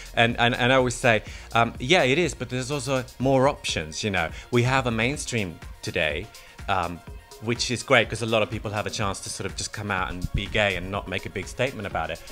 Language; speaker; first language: English; non-native, fluent; Swedish